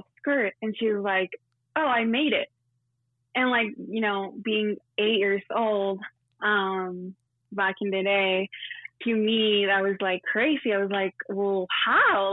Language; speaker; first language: English; non-native, fluent; Spanish